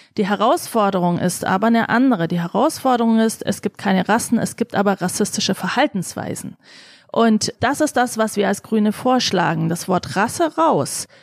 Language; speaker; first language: German; early bilingual, other home language; Turkish